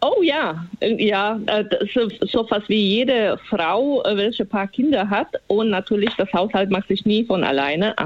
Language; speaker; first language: German; non-native, fluent; Slovak